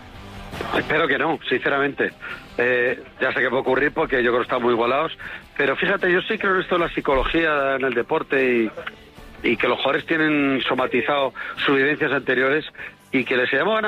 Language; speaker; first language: Spanish; native; Spanish